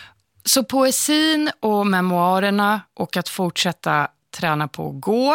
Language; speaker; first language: Swedish; native; Swedish